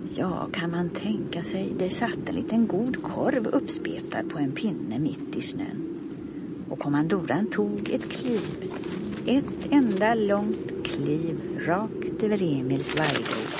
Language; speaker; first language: Swedish; native; Swedish